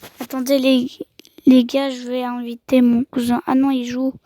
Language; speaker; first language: French; native; French